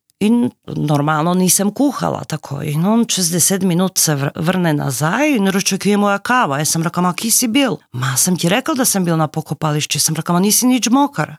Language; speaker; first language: Slovenian; non-native, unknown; Slovak